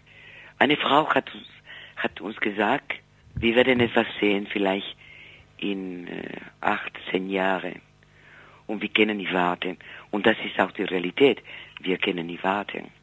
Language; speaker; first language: German; non-native, fluent; Spanish